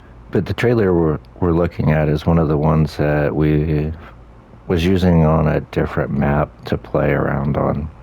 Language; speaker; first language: English; native; English